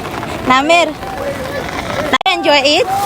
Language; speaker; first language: English; non-native, learner; Indonesian